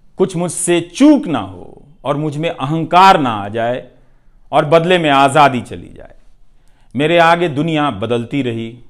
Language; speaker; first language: Hindi; non-native, local second language; Bhojpuri